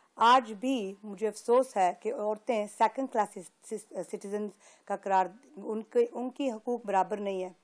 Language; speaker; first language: Urdu; early bilingual, heritage; Urdu